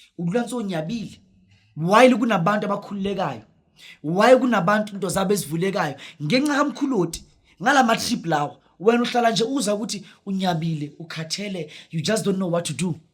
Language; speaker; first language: Zulu; non-native, local second language; Northern Sotho